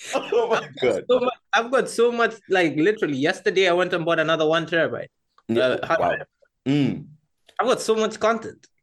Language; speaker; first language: English; non-native, local second language; Kinyarwanda